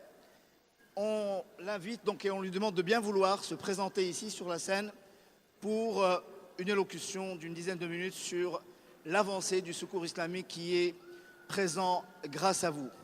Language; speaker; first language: French; native; French